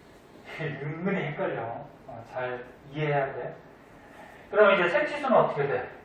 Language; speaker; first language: Korean; native; Korean